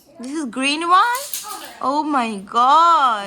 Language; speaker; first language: English; non-native, local second language; Bangla